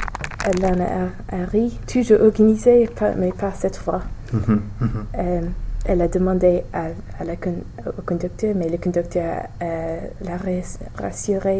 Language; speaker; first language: French; non-native, learner; English